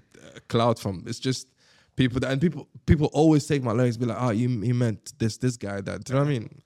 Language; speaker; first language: English; non-native, fluent; Arabic